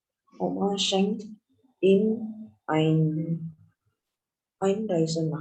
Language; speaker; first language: German; non-native, learner; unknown